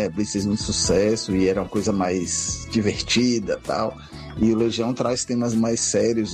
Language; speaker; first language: Portuguese; native; Portuguese